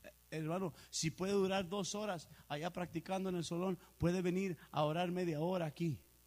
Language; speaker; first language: Spanish; early bilingual, heritage; Spanish